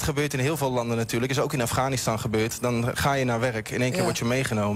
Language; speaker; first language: Dutch; native; Dutch